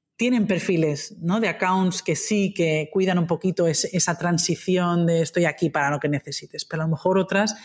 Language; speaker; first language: Spanish; native; Spanish